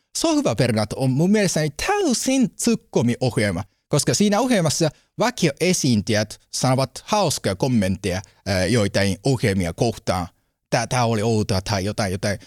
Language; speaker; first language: Finnish; non-native, learner; Japanese